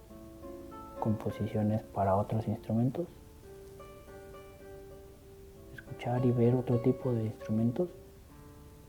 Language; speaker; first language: Spanish; native; Spanish